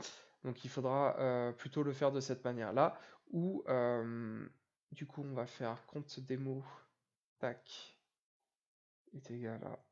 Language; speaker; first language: French; native; French